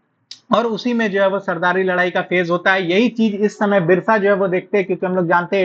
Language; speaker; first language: Hindi; native; Hindi